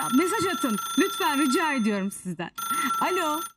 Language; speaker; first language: Turkish; native; Turkish